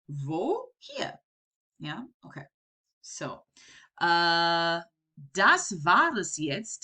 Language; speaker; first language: German; non-native, fluent; English